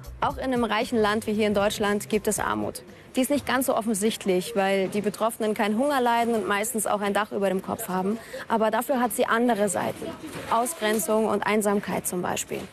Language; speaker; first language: German; native; German